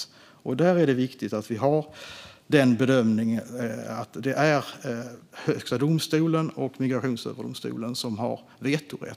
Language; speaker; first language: Swedish; native; Swedish